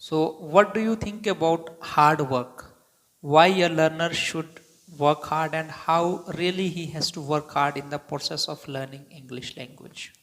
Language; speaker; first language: English; non-native, local second language; Hindi